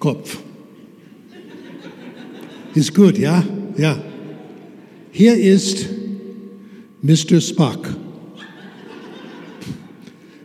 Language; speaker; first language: German; non-native, fluent; English